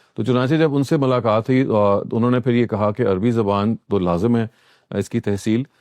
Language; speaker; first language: Urdu; native; Urdu